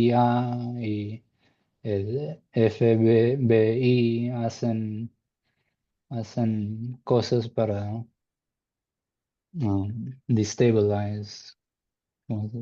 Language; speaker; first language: Spanish; non-native, learner; English